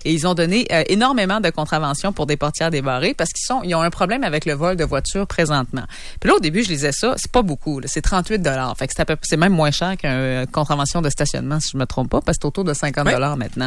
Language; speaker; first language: French; native; French